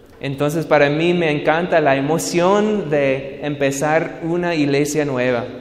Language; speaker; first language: Spanish; non-native, learner; English